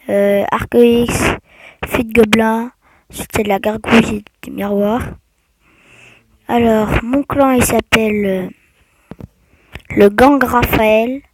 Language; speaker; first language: French; native; French